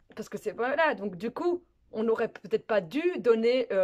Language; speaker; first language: French; native; French